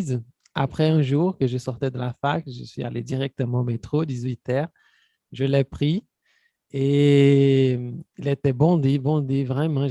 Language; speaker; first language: French; non-native, fluent; Portuguese